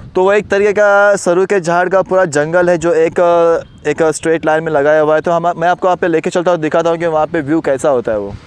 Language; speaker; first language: Hindi; non-native, local second language; Konkani